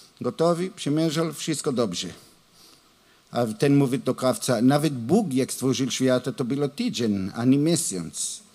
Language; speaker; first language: Polish; non-native, learner; Hebrew